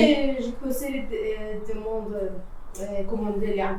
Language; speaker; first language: French; non-native, learner; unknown